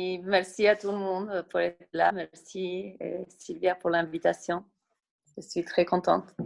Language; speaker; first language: French; non-native, fluent; Spanish